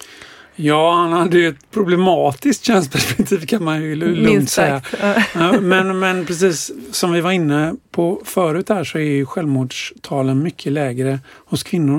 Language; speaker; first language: Swedish; native; Swedish